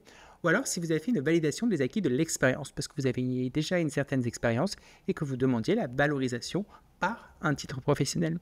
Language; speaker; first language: French; native; French